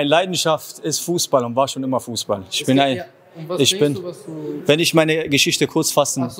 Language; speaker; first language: German; native; German